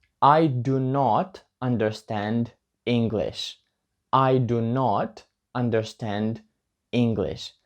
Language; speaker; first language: English; non-native, learner; Ukrainian